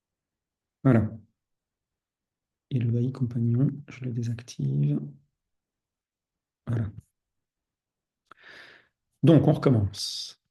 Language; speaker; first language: French; native; French